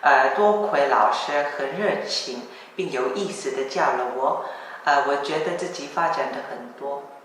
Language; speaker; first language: Chinese; non-native, learner; Korean